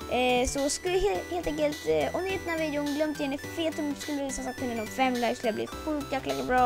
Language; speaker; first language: Swedish; native; Swedish